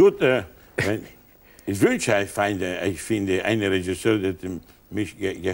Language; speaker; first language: German; non-native, learner; Italian